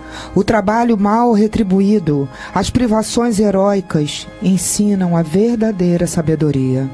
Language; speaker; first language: Portuguese; native; Portuguese